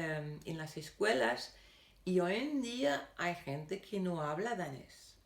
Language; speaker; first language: Spanish; non-native, fluent; Danish